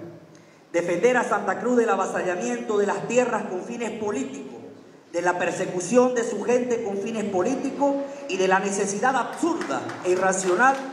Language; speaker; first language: Spanish; native; Spanish